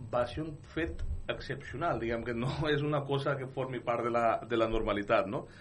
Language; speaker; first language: Catalan; non-native, fluent; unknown